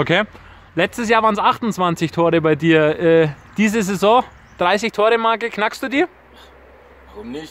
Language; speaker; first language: German; native; German